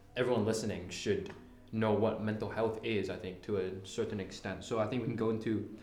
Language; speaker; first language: English; non-native, local second language; Cantonese